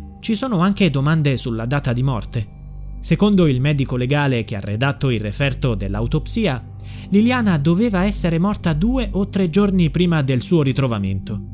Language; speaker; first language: Italian; native; Italian